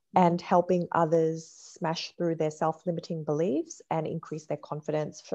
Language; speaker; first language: English; native; English